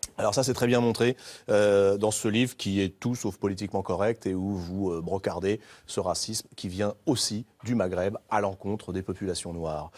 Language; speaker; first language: French; native; French